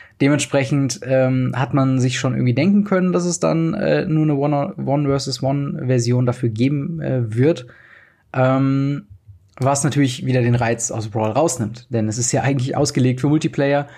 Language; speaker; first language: German; native; German